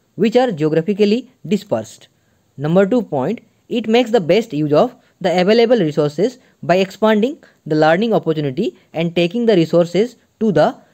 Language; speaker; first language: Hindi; non-native, local second language; Assamese